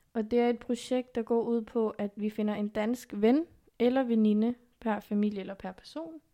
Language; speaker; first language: Danish; early bilingual, other home language; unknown